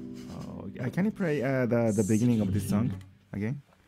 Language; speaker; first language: English; non-native, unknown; Japanese